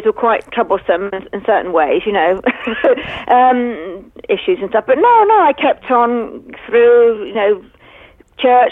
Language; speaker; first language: English; native; English